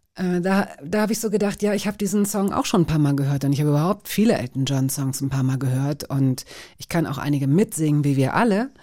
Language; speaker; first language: German; native; German